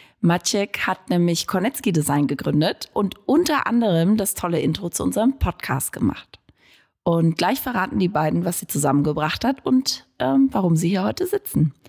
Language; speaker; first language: German; native; German